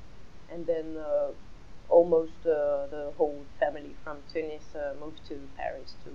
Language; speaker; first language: English; non-native, fluent; French